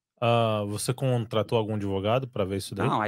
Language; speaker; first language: Portuguese; native; Portuguese